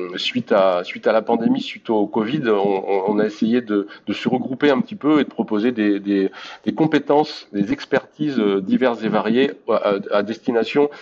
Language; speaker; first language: French; native; French